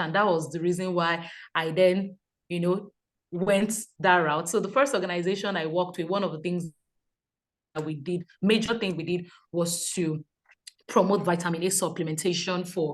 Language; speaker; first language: English; non-native, local second language; Yoruba